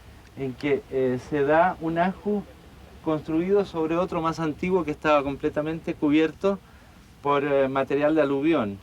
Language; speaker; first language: Spanish; native; Spanish